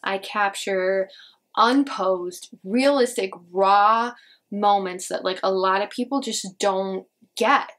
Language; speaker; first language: English; native; English